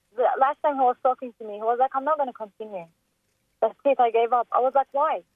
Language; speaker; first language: English; non-native, fluent; Persian